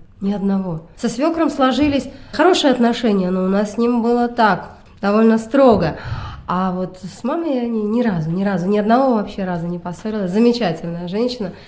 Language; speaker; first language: Russian; native; Russian